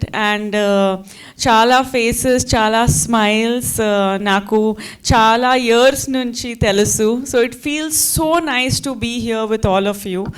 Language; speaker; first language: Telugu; non-native, fluent; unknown